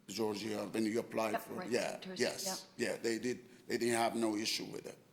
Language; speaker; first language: English; non-native, fluent; Persian